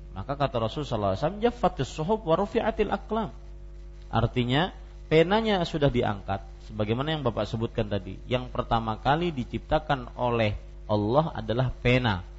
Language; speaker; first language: Indonesian; native; Indonesian